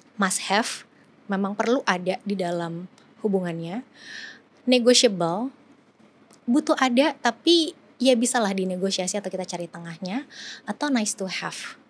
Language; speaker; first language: Indonesian; native; Indonesian